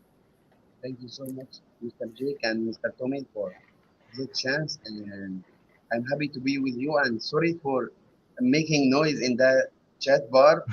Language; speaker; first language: English; non-native, learner; Arabic